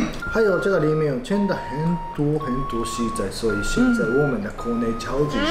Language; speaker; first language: Chinese; non-native, fluent; Japanese